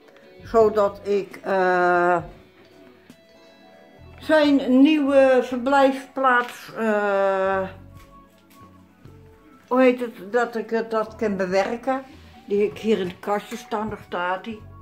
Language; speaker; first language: Dutch; native; Dutch